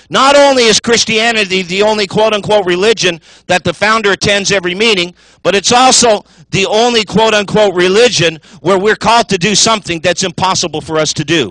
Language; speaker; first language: English; native; English